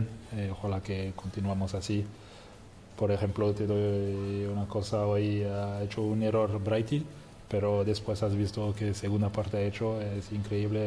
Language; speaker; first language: Spanish; non-native, fluent; French